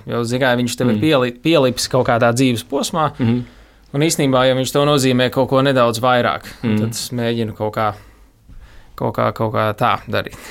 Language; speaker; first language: Latvian; native; Latvian